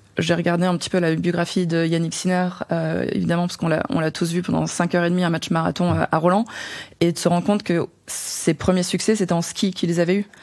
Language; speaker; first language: French; native; French